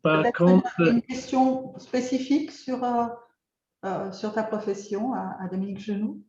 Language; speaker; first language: French; native; French